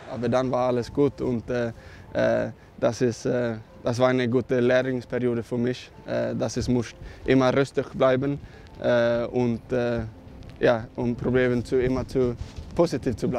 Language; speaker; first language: Dutch; non-native, fluent; Swedish